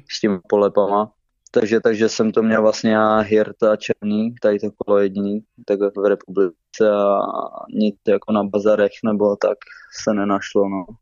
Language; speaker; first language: Czech; native; Czech